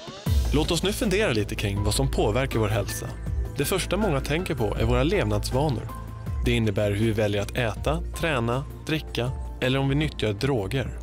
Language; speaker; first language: Swedish; native; Swedish